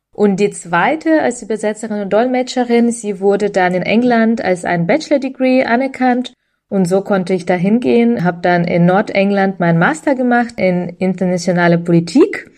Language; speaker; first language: German; early bilingual, other home language; Russian